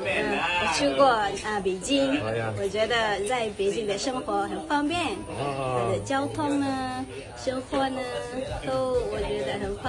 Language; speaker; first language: Chinese; non-native, local second language; Malay